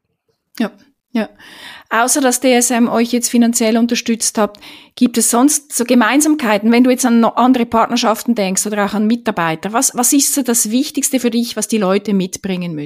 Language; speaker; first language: German; native; German